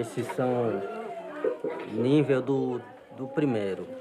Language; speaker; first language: Portuguese; non-native, local second language; Guarani